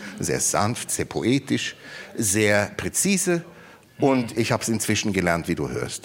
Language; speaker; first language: German; non-native, fluent; Norwegian